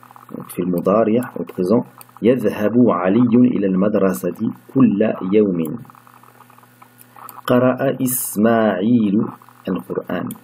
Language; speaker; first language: Arabic; non-native, fluent; French